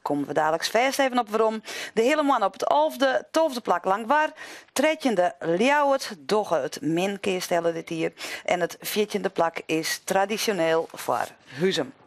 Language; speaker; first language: Dutch; non-native, local second language; Western Frisian